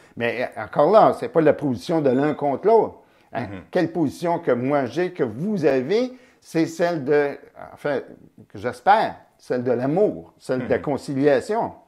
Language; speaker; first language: French; native; French